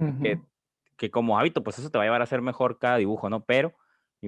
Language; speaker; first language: Spanish; native; Spanish